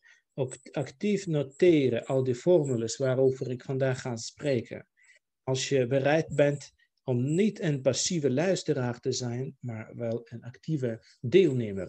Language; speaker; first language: Dutch; non-native, fluent; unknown